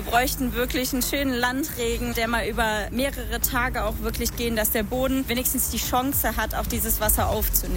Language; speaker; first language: German; native; German